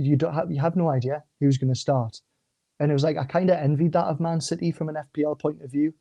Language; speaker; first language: English; native; English